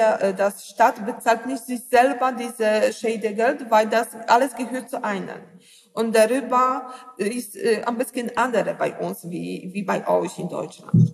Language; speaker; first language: German; non-native, learner; Polish